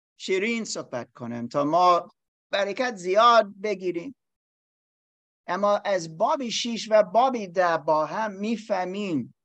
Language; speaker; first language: Persian; non-native, learner; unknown